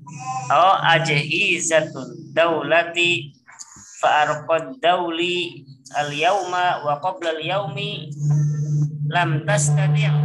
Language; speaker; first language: Arabic; non-native, learner; Indonesian